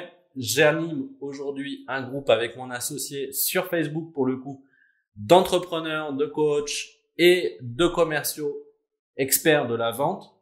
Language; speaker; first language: French; native; French